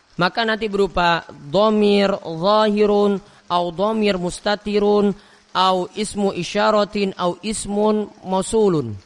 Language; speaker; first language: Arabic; non-native, fluent; Indonesian